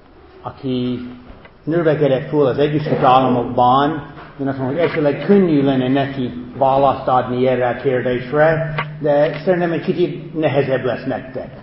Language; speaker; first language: Hungarian; non-native, fluent; English